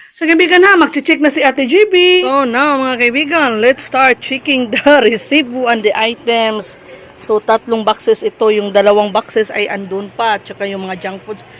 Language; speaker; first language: Filipino; non-native, local second language; Cebuano